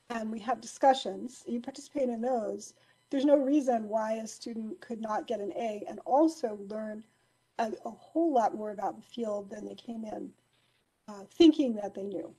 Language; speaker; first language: English; native; English